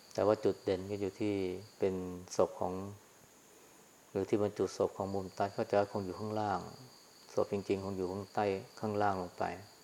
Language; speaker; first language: Thai; native; Thai